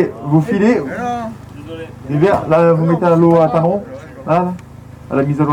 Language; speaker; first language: French; native; French